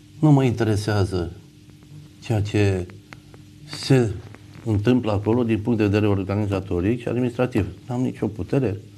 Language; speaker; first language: Romanian; native; Romanian